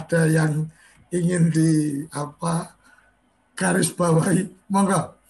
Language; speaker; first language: Malay; native; Malay